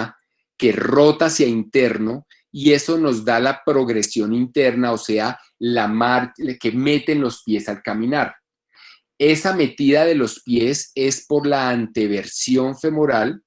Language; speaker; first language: Spanish; native; Spanish